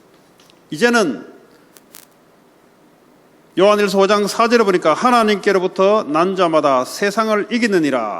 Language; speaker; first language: Korean; native; Korean